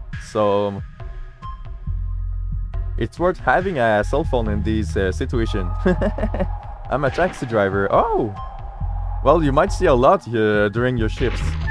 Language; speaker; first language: English; non-native, fluent; French